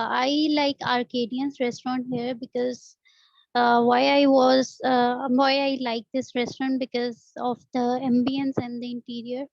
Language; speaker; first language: English; non-native, fluent; Urdu